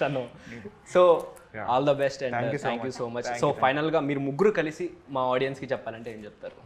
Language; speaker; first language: Telugu; native; Telugu